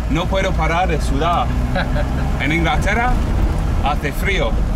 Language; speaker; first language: Spanish; non-native, learner; English